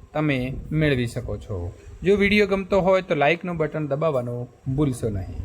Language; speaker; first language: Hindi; non-native, local second language; Gujarati